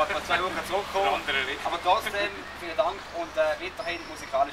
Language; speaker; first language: German; native; German